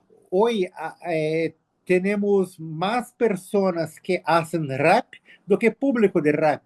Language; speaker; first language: Spanish; non-native, learner; Portuguese